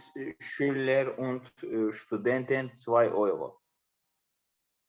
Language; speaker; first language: German; non-native, learner; Azerbaijani